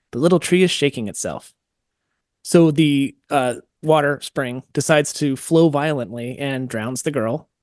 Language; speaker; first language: English; native; English